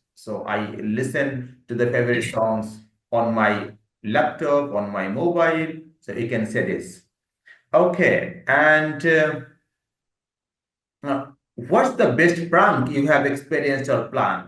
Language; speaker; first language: English; non-native, fluent; Bangla